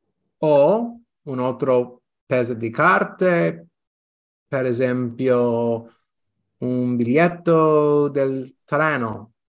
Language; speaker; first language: Italian; non-native, learner; English